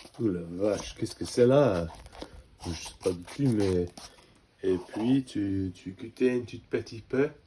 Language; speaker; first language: French; non-native, learner; English